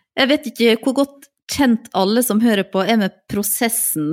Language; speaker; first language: Norwegian; native; Norwegian